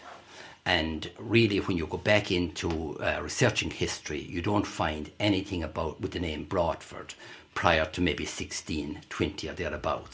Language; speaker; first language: English; native; English